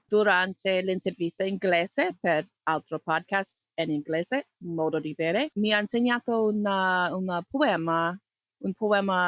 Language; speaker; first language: Italian; non-native, learner; English